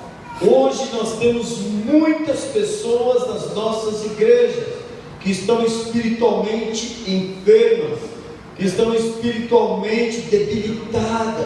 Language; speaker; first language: Portuguese; native; Portuguese